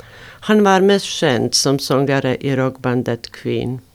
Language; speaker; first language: Swedish; non-native, learner; Arabic